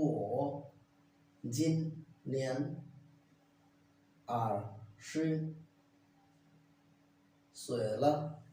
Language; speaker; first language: Chinese; non-native, learner; Bangla